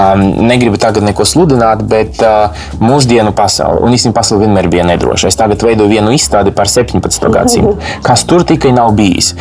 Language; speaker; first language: Latvian; non-native, local second language; Russian